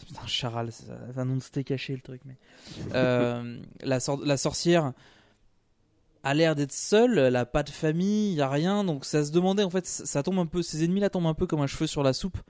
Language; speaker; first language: French; native; French